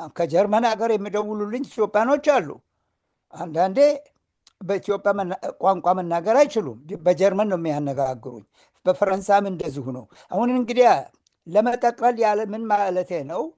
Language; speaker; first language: Amharic; non-native, local second language; Oromo